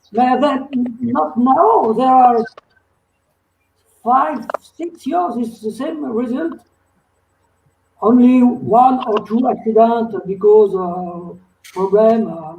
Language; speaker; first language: English; non-native, learner; French